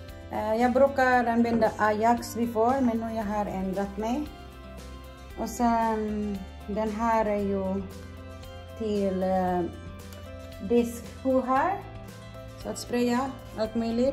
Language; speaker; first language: Swedish; non-native, learner; Cebuano